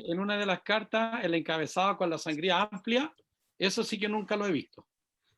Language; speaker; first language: Spanish; native; Spanish